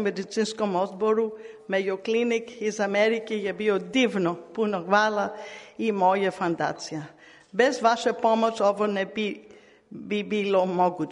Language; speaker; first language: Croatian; non-native, learner; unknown